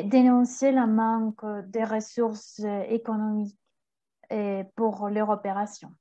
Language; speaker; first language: French; non-native, fluent; Spanish